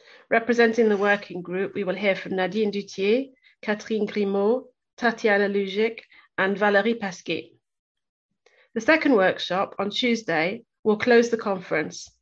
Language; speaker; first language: English; native; English